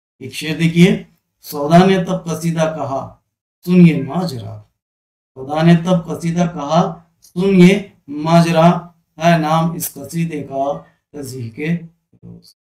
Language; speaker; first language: Urdu; native; Urdu